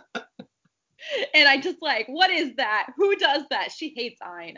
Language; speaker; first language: English; native; English